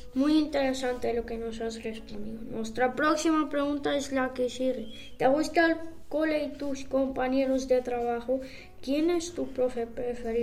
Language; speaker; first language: Spanish; early bilingual, other home language; Arabic